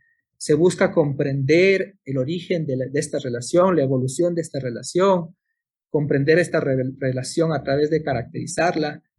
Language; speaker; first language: Spanish; native; Spanish